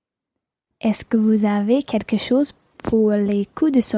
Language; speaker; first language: French; non-native, learner; English